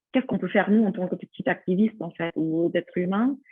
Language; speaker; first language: French; non-native, fluent; German